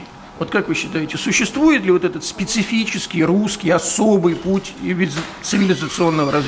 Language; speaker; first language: Russian; native; Russian